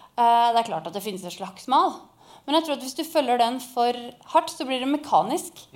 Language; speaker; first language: Norwegian; native; Norwegian